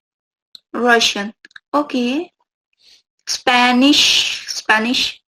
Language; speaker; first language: English; non-native, local second language; Urdu